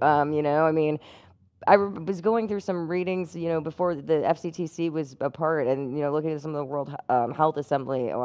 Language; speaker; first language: English; native; English